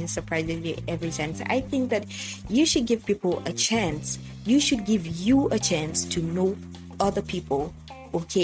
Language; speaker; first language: English; non-native, local second language; Yoruba